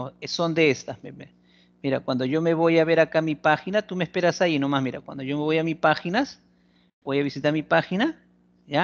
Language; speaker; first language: Spanish; native; Spanish